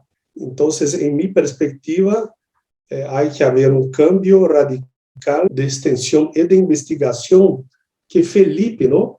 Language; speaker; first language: Spanish; non-native, learner; Portuguese